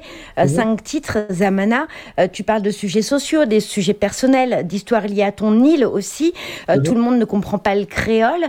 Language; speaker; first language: French; native; French